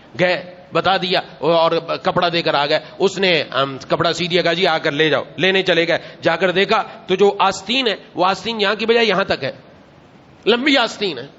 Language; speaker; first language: Urdu; non-native, local second language; Punjabi